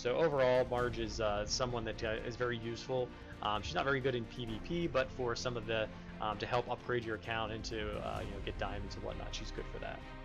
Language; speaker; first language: English; native; English